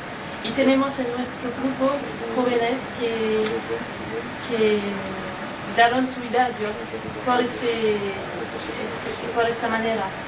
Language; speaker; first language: Spanish; non-native, learner; French